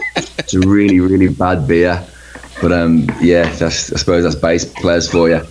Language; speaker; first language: English; native; English